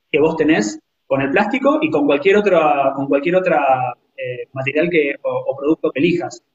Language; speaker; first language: Spanish; native; Spanish